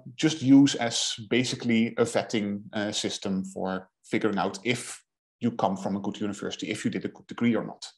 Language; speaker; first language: English; non-native, fluent; Dutch